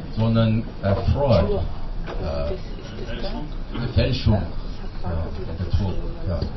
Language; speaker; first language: German; non-native, learner; English